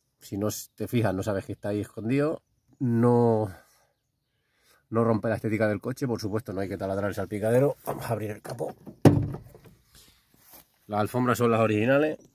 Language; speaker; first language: Spanish; native; Spanish